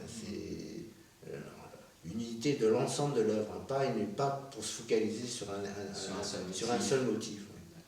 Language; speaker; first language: French; early bilingual, other home language; Korean